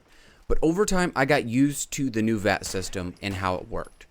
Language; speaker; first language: English; native; English